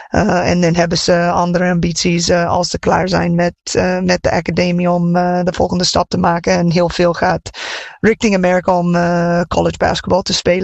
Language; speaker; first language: Dutch; non-native, fluent; English